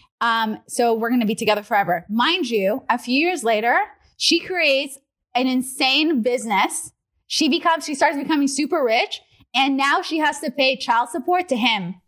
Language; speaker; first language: English; non-native, fluent; Russian